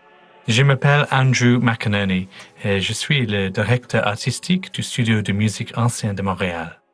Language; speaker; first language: French; non-native, learner; English